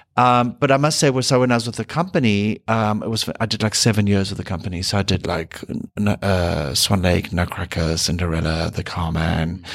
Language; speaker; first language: English; native; English